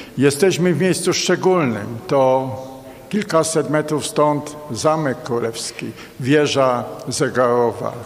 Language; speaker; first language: Polish; native; Polish